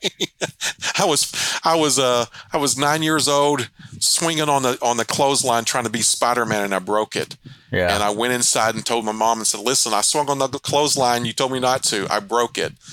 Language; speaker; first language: English; native; English